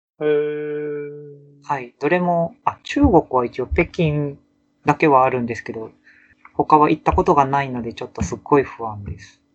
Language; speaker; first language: Japanese; native; Japanese